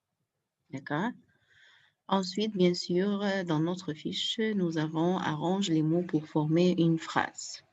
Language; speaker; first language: French; non-native, fluent; Arabic